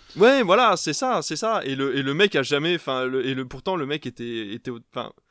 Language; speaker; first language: French; native; French